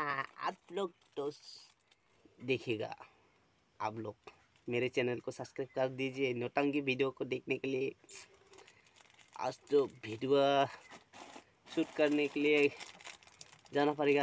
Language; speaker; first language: Hindi; non-native, local second language; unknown